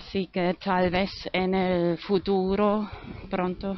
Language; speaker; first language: Spanish; non-native, fluent; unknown